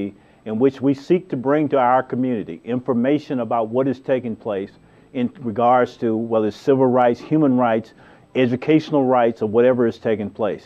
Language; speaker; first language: English; native; English